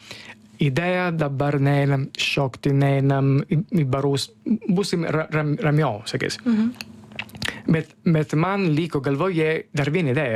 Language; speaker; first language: Lithuanian; non-native, learner; Italian